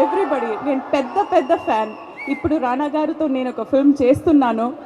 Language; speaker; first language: Telugu; non-native, fluent; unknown